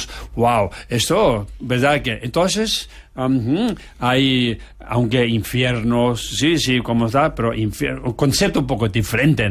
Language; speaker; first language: Spanish; non-native, learner; Tibetan